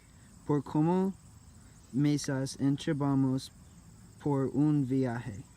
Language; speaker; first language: Spanish; non-native, learner; English